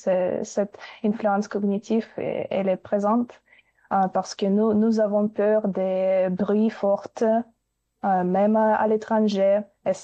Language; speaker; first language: French; non-native, fluent; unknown